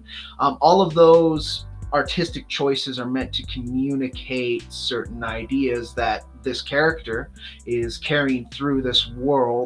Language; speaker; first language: English; native; English